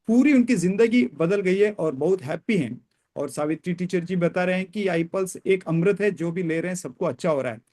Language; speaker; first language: Hindi; non-native, local second language; Kannada